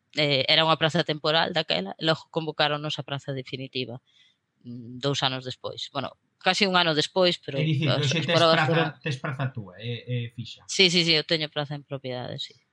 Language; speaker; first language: Galician; native; Galician